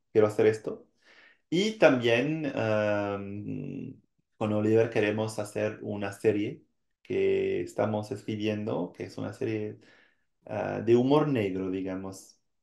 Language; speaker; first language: Spanish; non-native, fluent; French